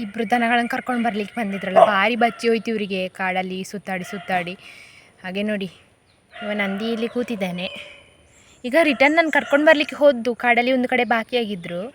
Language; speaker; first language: Kannada; non-native, local second language; Konkani